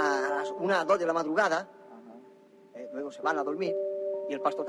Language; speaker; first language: Spanish; non-native, local second language; Catalan